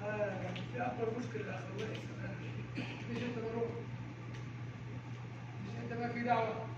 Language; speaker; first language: Arabic; non-native, learner; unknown